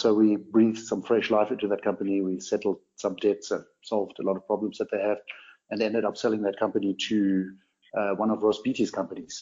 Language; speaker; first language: English; non-native, local second language; German